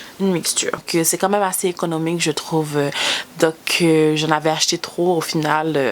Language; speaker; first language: French; native; French